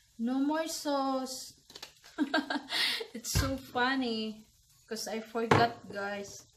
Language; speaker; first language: English; non-native, local second language; Cebuano